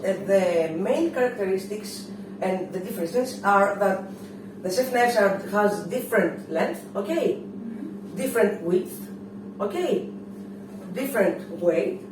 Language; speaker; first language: English; non-native, fluent; Greek